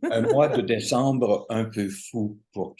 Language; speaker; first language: French; native; French